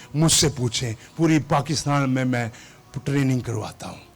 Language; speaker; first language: Urdu; non-native, local second language; Punjabi